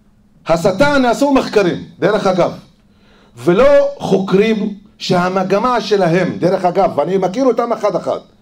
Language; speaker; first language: Hebrew; non-native, fluent; Arabic